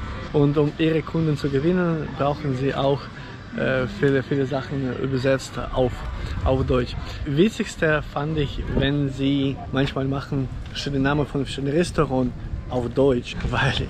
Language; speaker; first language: German; non-native, fluent; Ukrainian